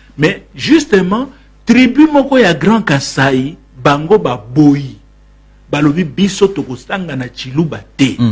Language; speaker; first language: Lingala; non-native, local second language; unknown